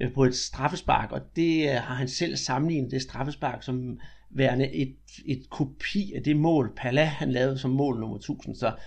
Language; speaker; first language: Danish; native; Danish